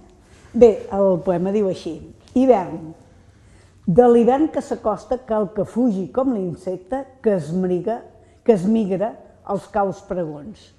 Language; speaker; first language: Catalan; native; Catalan